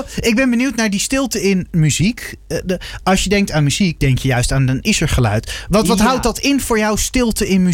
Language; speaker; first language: Dutch; native; Dutch